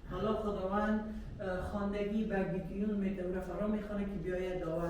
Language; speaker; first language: Persian; native; Persian